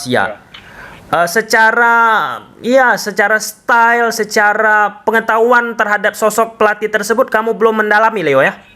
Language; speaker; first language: Indonesian; native; Indonesian